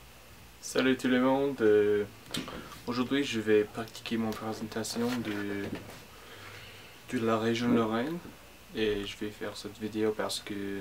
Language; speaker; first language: French; non-native, learner; English